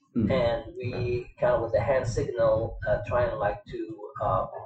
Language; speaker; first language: English; non-native, fluent; Arabic